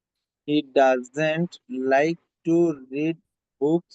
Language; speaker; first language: English; non-native, learner; Bangla